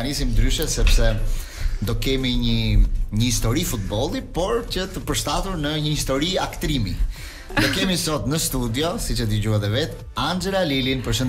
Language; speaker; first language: Albanian; native; Albanian